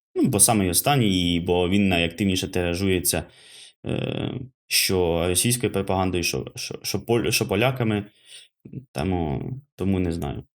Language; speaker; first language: Ukrainian; native; Ukrainian